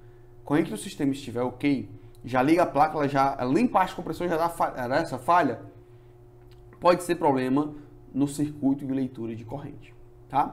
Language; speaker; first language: Portuguese; native; Portuguese